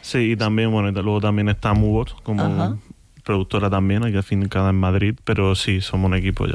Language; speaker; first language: Spanish; native; Spanish